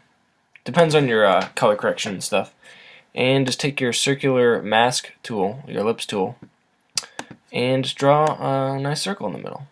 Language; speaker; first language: English; native; English